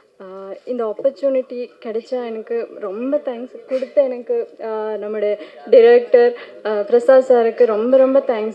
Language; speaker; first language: Tamil; non-native, learner; Malayalam